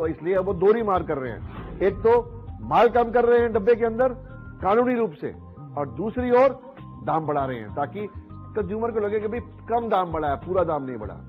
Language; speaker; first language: Hindi; native; Hindi